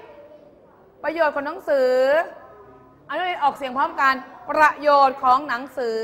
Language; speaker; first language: Thai; native; Thai